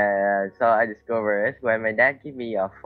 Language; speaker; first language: English; non-native, learner; Vietnamese